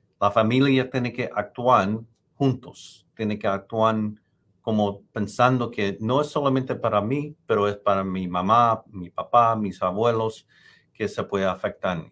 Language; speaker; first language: Spanish; non-native, fluent; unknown